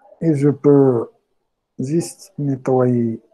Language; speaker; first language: French; non-native, local second language; Arabic